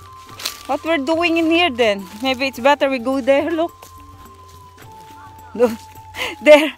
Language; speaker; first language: English; non-native, local second language; Filipino